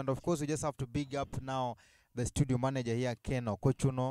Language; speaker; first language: English; non-native, local second language; Luo (Kenya and Tanzania)